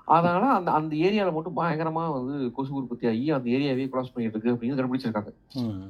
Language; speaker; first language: Tamil; native; Tamil